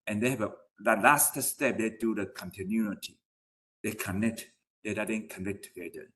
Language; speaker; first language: English; non-native, fluent; Chinese